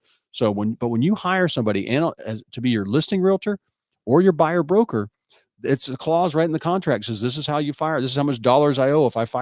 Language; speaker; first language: English; native; English